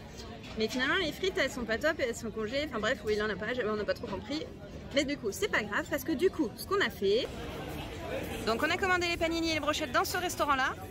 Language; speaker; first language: French; native; French